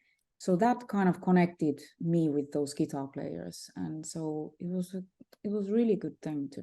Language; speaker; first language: English; non-native, fluent; Finnish